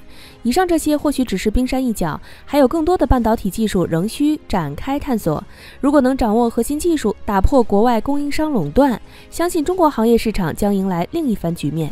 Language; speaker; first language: Chinese; native; Chinese